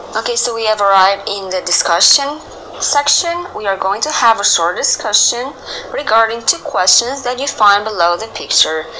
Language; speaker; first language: English; non-native, fluent; Albanian